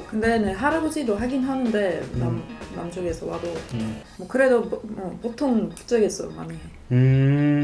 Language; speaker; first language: Korean; non-native, learner; Swedish